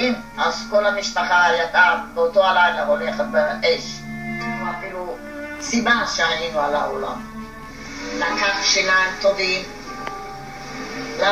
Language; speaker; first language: Hebrew; non-native, fluent; Hungarian